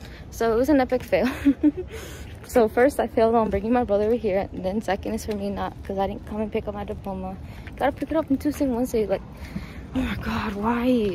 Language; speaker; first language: English; early bilingual, other home language; Spanish